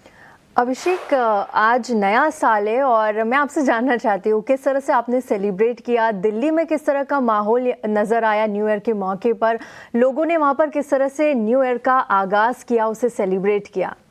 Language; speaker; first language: Hindi; native; Hindi